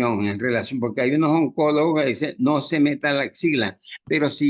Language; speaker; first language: Spanish; native; Spanish